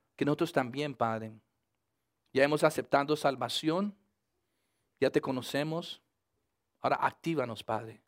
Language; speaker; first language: Spanish; early bilingual, heritage; Spanish